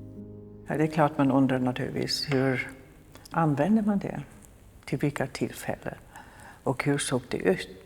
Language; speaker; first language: Swedish; non-native, fluent; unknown